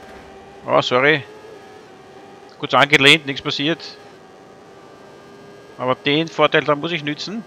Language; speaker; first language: German; native; German